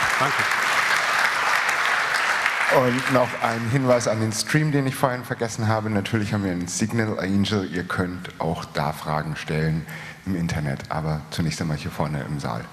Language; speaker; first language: German; native; German